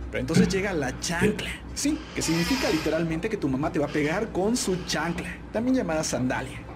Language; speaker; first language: Spanish; native; Spanish